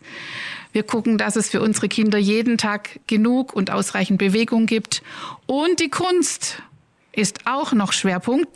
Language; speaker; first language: German; native; German